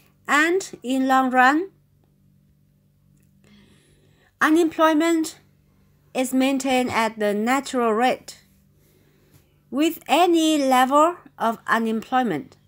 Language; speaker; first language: English; non-native, fluent; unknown